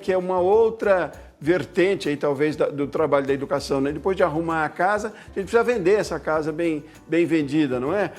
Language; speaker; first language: Portuguese; native; Portuguese